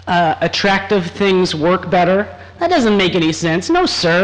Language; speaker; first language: English; native; English